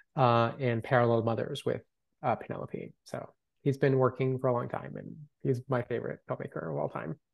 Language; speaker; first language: English; non-native, fluent; Spanish